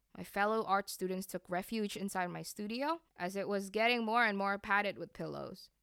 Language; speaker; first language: English; non-native, fluent; Indonesian